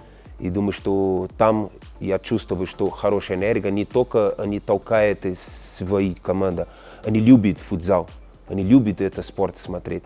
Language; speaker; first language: Russian; non-native, learner; Portuguese